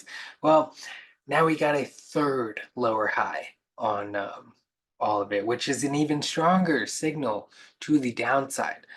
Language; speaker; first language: English; native; English